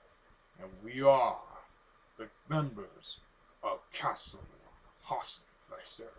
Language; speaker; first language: English; native; English